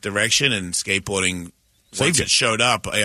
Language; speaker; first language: English; native; English